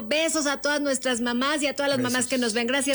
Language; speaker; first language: Spanish; native; Spanish